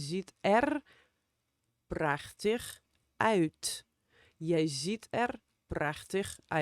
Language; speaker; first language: Dutch; non-native, fluent; Russian